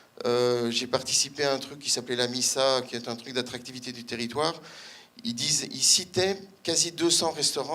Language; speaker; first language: French; native; French